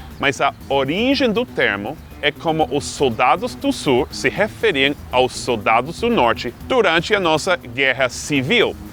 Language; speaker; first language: Portuguese; non-native, fluent; English